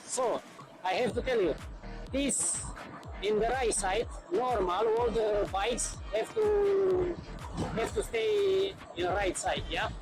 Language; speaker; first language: English; non-native, learner; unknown